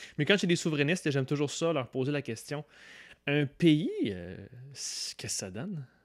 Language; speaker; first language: French; native; French